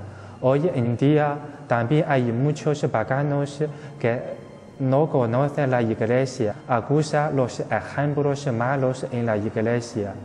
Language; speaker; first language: Spanish; non-native, fluent; Chinese